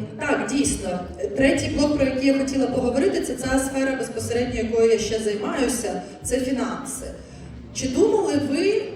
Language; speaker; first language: Ukrainian; non-native, local second language; Russian